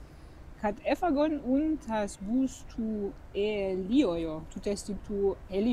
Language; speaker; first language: Greek; non-native, fluent; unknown